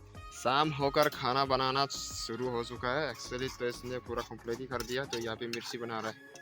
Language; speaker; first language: Hindi; non-native, local second language; Chakma